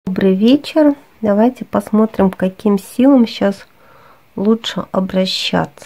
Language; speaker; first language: Russian; native; Russian